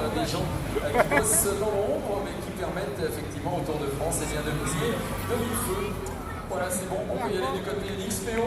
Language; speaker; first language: French; native; French